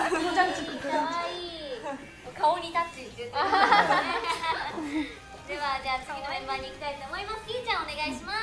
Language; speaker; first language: Japanese; native; Japanese